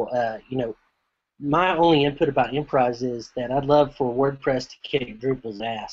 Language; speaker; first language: English; native; English